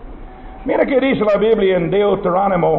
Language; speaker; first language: Spanish; non-native, learner; English